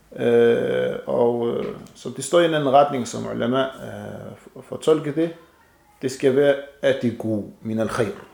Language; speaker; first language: Danish; non-native, fluent; Arabic